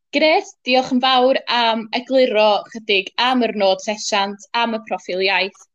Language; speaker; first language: Welsh; native; Welsh